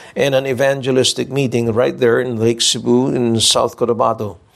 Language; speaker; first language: English; non-native, local second language; Filipino